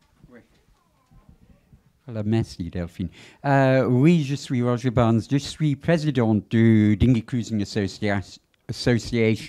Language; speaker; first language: French; non-native, fluent; English